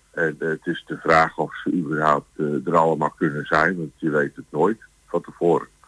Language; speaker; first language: Dutch; native; Dutch